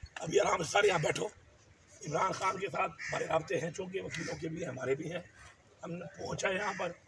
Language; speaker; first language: Urdu; non-native, local second language; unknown